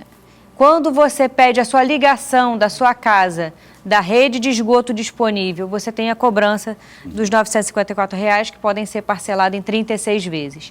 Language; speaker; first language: Portuguese; native; Portuguese